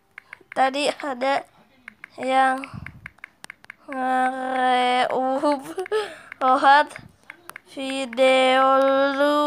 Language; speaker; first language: Indonesian; native; Indonesian